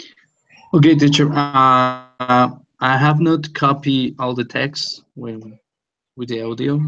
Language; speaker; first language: English; non-native, learner; Spanish